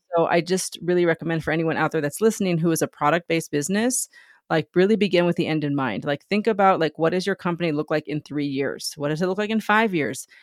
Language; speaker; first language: English; native; English